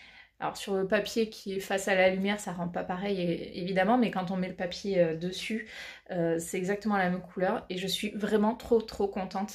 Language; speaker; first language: French; native; French